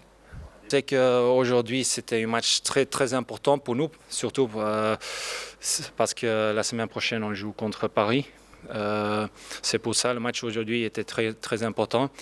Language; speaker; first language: French; non-native, local second language; Dutch